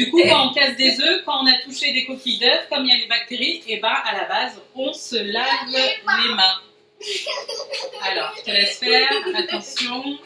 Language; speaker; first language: French; native; French